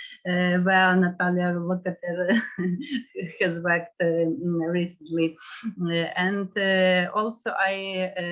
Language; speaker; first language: English; non-native, fluent; Ukrainian